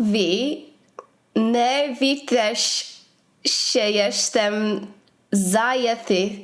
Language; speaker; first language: Polish; non-native, learner; English